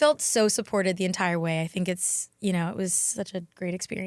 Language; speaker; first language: English; native; English